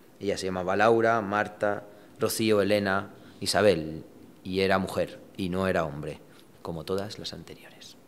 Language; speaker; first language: Spanish; early bilingual, other home language; Romanian